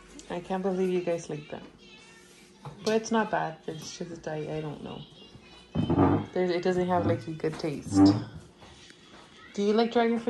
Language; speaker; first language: English; early bilingual, other home language; Spanish